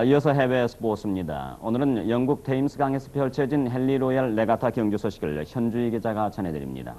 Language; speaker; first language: Korean; native; Korean